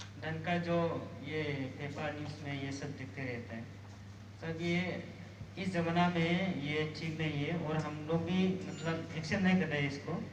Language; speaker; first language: Hindi; non-native, local second language; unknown